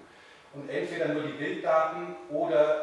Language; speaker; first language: German; native; German